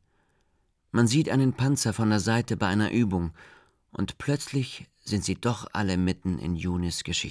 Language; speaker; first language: German; native; German